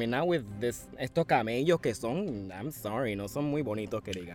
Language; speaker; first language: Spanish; early bilingual, heritage; Spanish